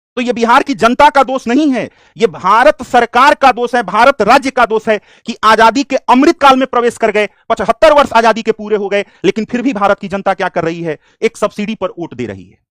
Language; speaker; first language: Hindi; native; Hindi